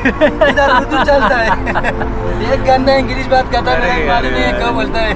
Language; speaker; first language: Hindi; non-native, learner; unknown